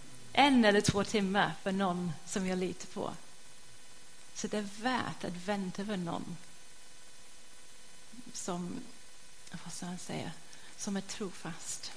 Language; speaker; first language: Swedish; non-native, fluent; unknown